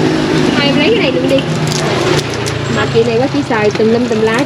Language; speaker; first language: Vietnamese; native; Vietnamese